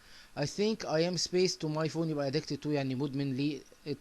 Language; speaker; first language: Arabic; native; Arabic